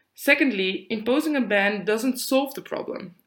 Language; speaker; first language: English; non-native, fluent; Dutch